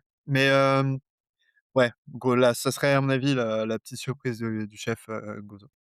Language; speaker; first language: French; native; French